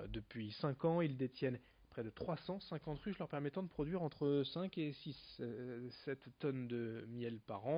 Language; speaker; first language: French; native; French